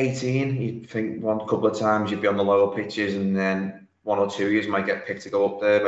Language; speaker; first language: English; native; English